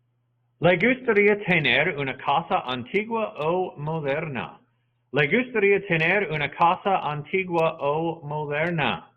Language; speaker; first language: Spanish; non-native, fluent; English